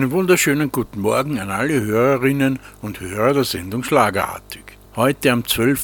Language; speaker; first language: German; native; German